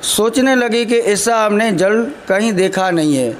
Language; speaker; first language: Hindi; non-native, local second language; Gujarati